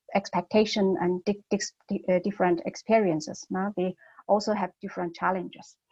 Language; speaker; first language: English; non-native, fluent; Chinese